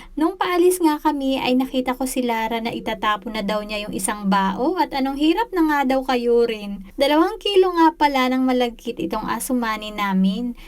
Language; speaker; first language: Filipino; native; Filipino